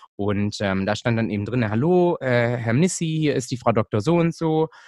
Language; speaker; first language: German; native; German